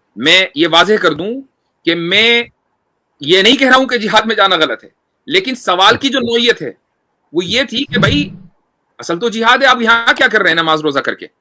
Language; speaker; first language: Urdu; native; Urdu